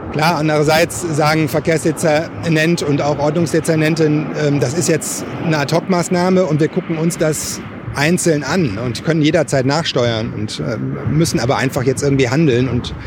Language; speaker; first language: German; native; German